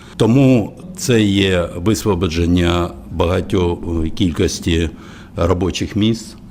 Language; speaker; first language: Ukrainian; non-native, local second language; Russian